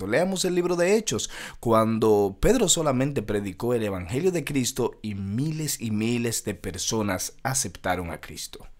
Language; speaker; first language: Spanish; native; Spanish